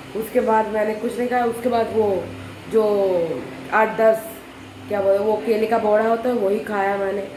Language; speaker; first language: Hindi; non-native, local second language; Bangla